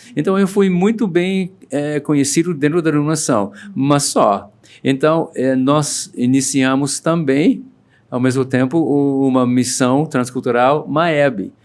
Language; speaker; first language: Portuguese; non-native, fluent; English